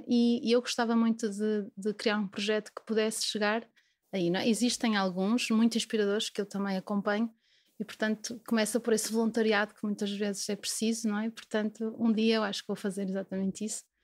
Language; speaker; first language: Portuguese; native; Portuguese